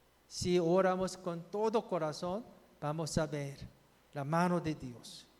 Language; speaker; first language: Spanish; non-native, fluent; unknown